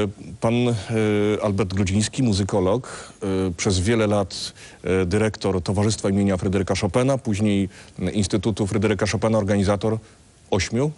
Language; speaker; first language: Polish; native; Polish